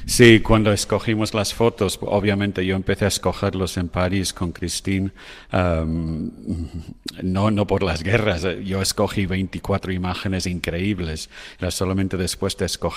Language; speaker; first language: Spanish; non-native, fluent; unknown